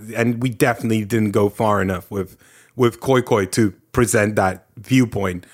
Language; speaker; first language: English; non-native, fluent; Lithuanian